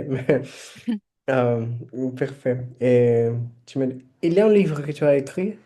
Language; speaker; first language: French; non-native, fluent; Portuguese